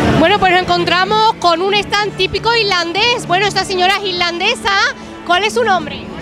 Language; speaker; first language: Spanish; native; Spanish